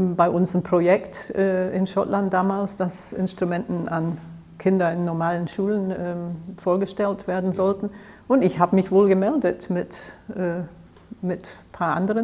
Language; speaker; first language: German; non-native, fluent; English